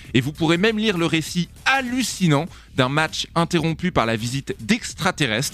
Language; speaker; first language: French; native; French